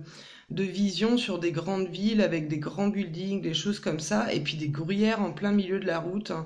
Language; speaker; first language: French; native; French